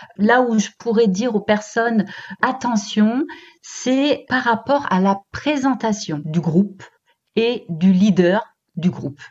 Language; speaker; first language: French; native; French